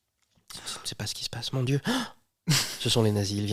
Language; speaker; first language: French; native; French